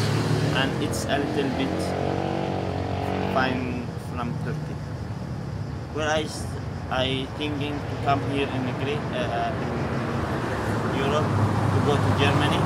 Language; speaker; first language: English; non-native, learner; Arabic